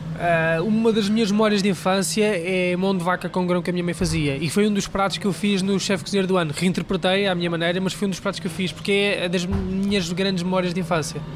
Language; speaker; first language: Portuguese; native; Portuguese